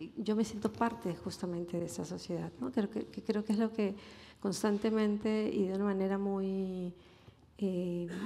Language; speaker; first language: Spanish; native; Spanish